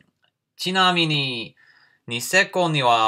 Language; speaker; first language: Japanese; non-native, learner; English